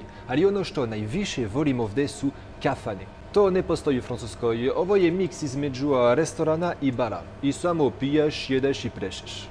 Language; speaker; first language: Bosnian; non-native, fluent; French